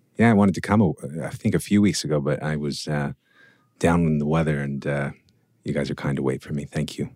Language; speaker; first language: English; native; English